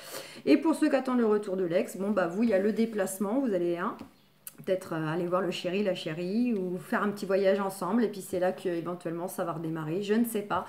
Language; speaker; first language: French; native; French